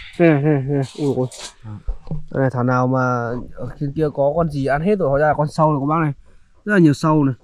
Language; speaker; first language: Vietnamese; native; Vietnamese